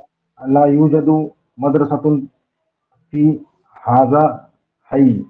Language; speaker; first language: Arabic; non-native, learner; Urdu